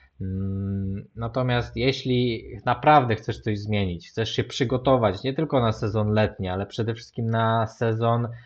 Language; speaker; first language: Polish; native; Polish